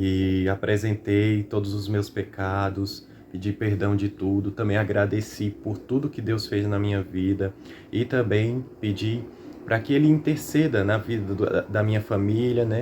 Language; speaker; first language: Portuguese; native; Portuguese